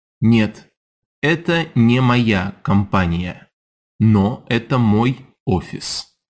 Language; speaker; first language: Russian; non-native, fluent; English